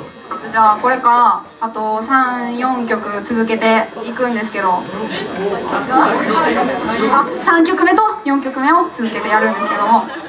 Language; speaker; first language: Japanese; native; Japanese